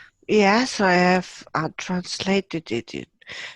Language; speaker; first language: English; non-native, fluent; German